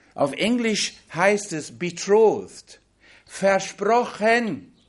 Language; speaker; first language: German; non-native, fluent; English